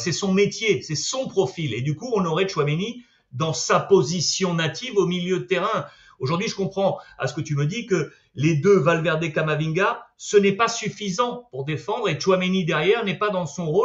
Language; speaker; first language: French; native; French